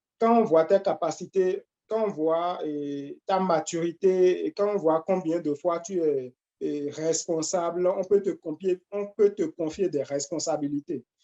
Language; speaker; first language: French; non-native, local second language; Fon